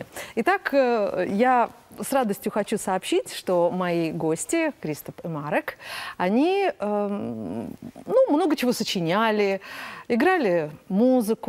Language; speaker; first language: Russian; native; Russian